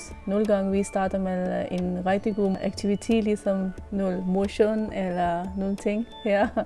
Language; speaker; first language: Danish; non-native, learner; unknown